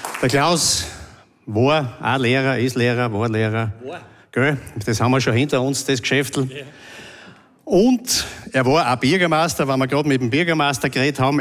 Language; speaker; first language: German; native; German